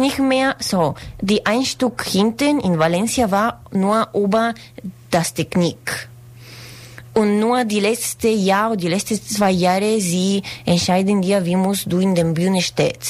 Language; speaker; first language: German; non-native, learner; Spanish